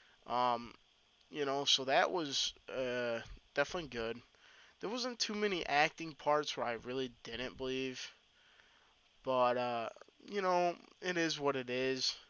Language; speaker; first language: English; native; English